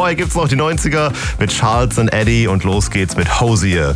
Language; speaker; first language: German; native; German